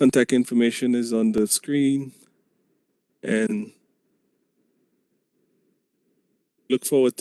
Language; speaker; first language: English; native; English